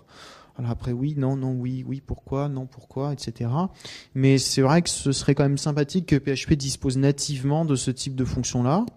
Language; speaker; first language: French; native; French